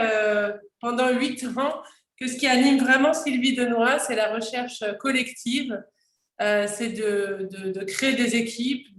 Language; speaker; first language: French; native; French